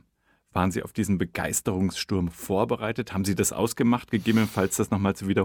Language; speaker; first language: German; native; German